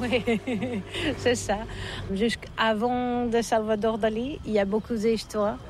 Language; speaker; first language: French; non-native, learner; Spanish